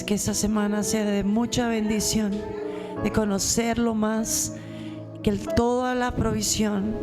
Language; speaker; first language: Spanish; native; Spanish